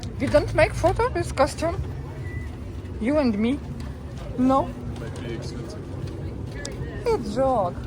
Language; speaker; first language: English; non-native, learner; Ukrainian